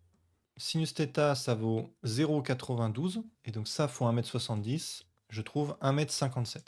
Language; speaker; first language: French; native; French